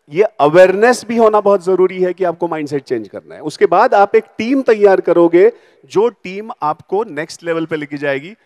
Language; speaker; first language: Hindi; non-native, local second language; Marathi